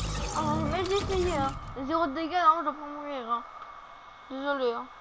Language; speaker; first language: French; native; French